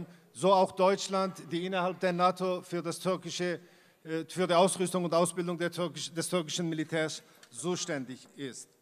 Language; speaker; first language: German; early bilingual, other home language; Kurdish